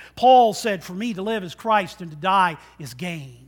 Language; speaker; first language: English; native; English